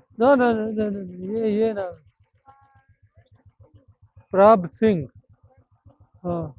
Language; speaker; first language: Hindi; non-native, local second language; Punjabi